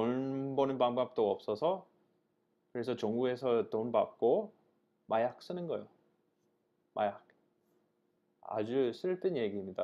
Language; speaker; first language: Korean; non-native, fluent; English